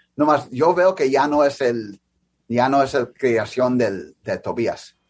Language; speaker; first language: Spanish; early bilingual, heritage; English